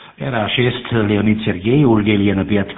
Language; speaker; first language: Russian; non-native, learner; German